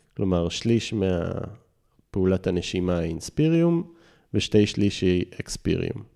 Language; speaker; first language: Hebrew; native; Hebrew